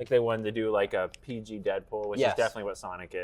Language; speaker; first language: English; native; English